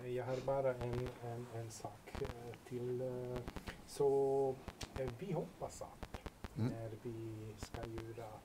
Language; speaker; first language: Swedish; non-native, fluent; Hungarian